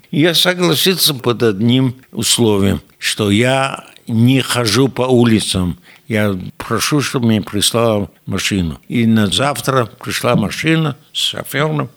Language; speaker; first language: Russian; non-native, fluent; Yiddish